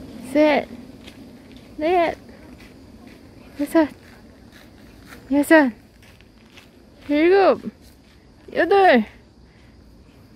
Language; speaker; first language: Korean; non-native, learner; Russian